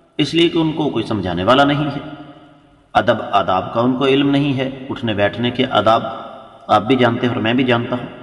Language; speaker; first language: Urdu; non-native, local second language; Punjabi